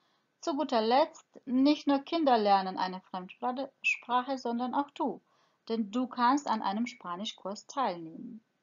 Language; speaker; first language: German; non-native, fluent; Croatian